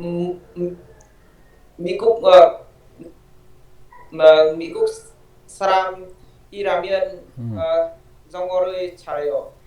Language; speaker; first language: Korean; non-native, learner; Vietnamese